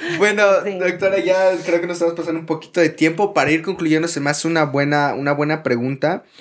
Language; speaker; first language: Spanish; native; Spanish